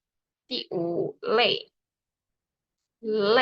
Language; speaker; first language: Chinese; non-native, fluent; Indonesian